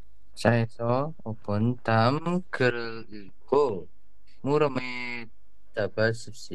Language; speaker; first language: Korean; non-native, learner; Indonesian